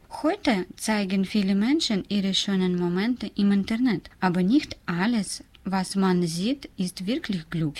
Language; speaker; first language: German; non-native, learner; Russian